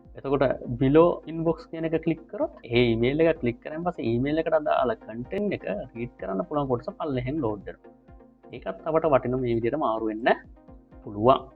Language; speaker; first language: Sinhala; native; Sinhala